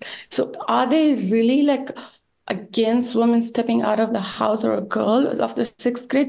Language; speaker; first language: English; non-native, fluent; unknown